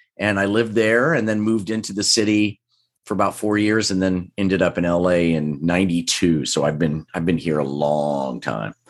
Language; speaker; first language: English; native; English